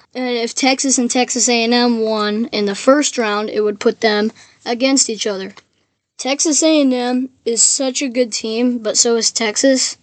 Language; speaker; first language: English; native; English